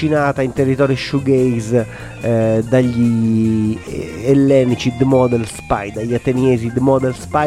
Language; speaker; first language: Italian; native; Italian